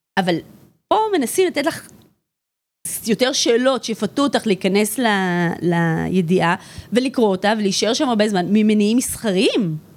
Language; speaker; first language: Hebrew; native; Hebrew